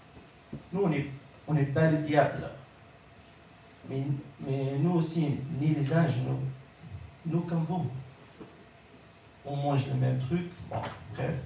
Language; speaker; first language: French; non-native, learner; Arabic